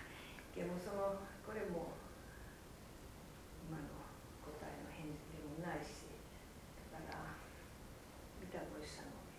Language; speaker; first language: Japanese; non-native, fluent; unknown